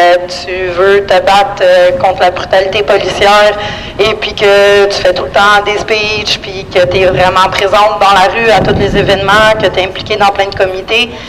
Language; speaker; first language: French; native; French